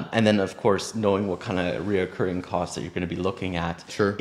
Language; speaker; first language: English; native; English